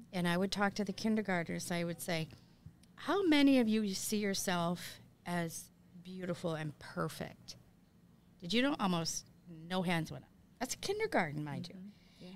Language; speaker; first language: English; native; English